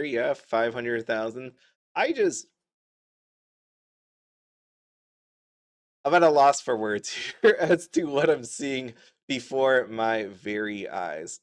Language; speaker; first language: English; native; English